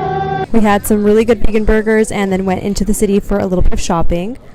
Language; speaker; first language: English; native; English